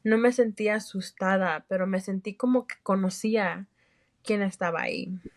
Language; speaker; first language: Spanish; early bilingual, heritage; Spanish